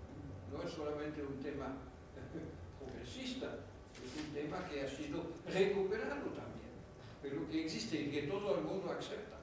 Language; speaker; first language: Spanish; non-native, fluent; French